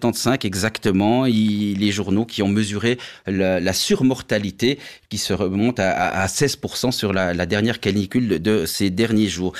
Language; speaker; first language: French; native; French